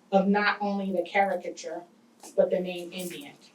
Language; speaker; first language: English; native; English